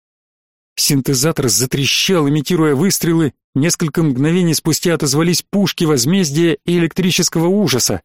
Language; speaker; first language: Russian; native; Russian